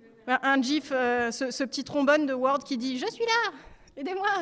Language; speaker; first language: French; native; French